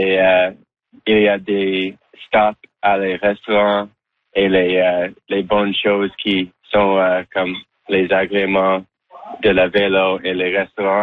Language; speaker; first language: French; non-native, learner; English